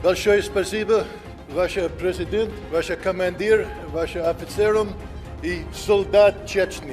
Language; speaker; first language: Russian; non-native, learner; English